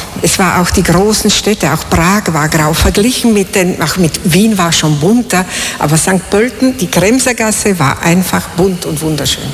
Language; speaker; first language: German; non-native, fluent; Slovak